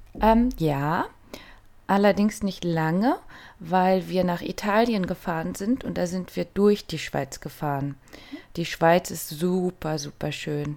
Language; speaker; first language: German; native; German